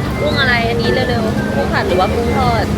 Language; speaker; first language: Thai; native; Thai